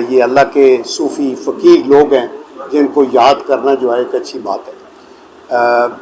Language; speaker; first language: Urdu; non-native, local second language; Punjabi